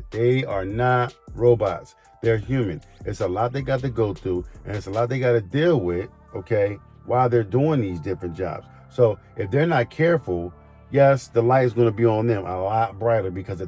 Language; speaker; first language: English; native; English